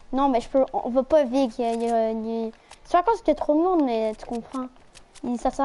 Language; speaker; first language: French; native; French